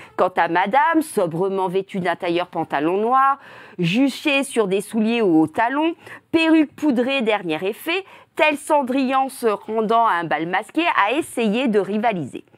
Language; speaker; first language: French; native; French